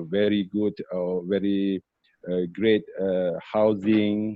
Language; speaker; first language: English; non-native, learner; Malay